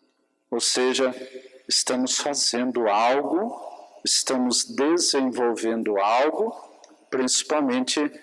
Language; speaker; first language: Portuguese; native; Portuguese